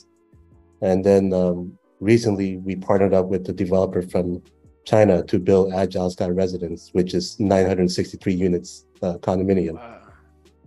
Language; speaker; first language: English; native; English